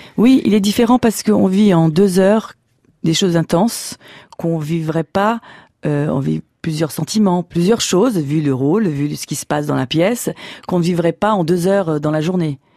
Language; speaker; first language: French; early bilingual, other home language; Portuguese